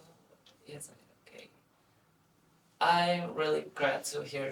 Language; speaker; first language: English; non-native, fluent; Indonesian